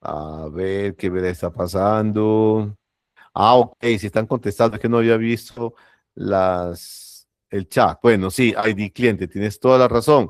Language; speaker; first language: Spanish; native; Spanish